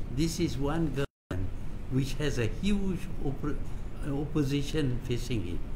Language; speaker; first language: English; non-native, local second language; Malay